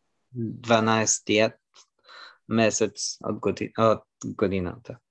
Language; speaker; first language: Bulgarian; non-native, learner; French